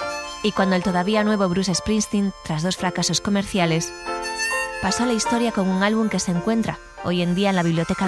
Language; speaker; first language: Spanish; native; Spanish